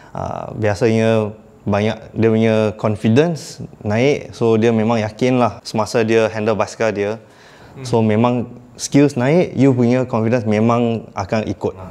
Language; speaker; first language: Malay; non-native, local second language; Chinese